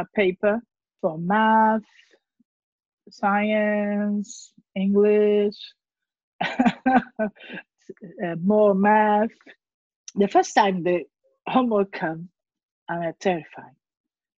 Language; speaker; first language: English; non-native, learner; Portuguese